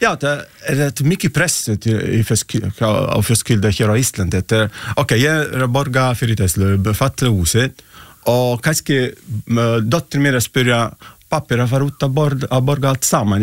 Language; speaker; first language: Icelandic; non-native, learner; Italian